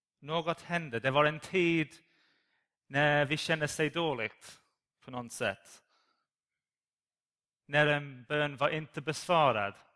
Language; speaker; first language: Swedish; non-native, learner; English